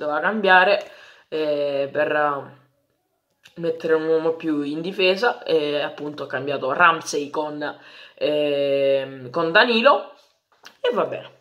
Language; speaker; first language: Italian; native; Italian